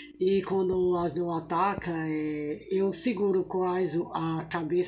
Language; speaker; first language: Portuguese; native; Portuguese